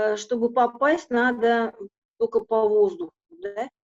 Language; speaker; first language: Russian; non-native, local second language; Kazakh